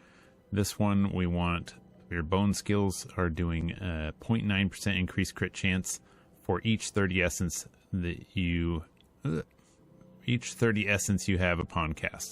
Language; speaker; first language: English; native; English